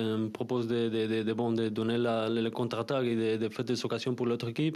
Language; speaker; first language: French; non-native, fluent; Spanish